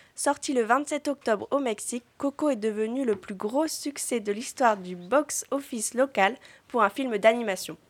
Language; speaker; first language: French; native; French